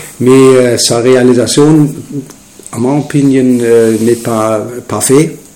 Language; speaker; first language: French; non-native, learner; German